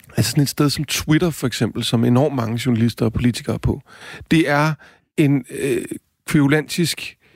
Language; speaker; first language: Danish; native; Danish